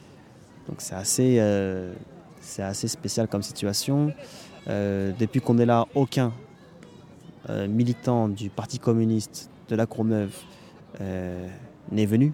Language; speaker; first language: French; native; French